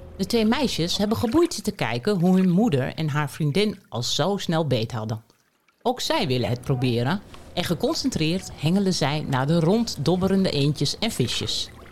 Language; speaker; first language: Dutch; native; Dutch